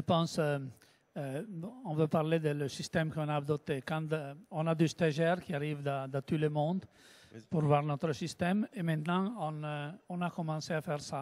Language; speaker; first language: French; non-native, learner; Italian